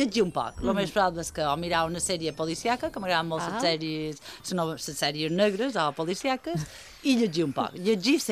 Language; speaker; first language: Catalan; native; Catalan